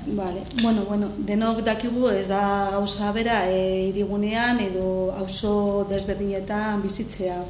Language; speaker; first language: Basque; non-native, learner; Spanish